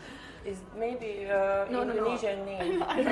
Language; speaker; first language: English; non-native, learner; Serbian